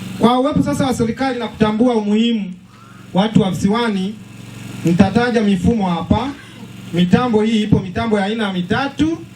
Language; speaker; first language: Swahili; native; Swahili